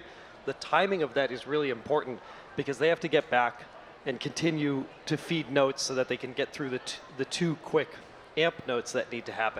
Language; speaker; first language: English; native; English